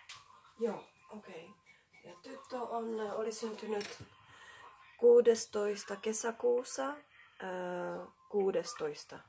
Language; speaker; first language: Finnish; non-native, learner; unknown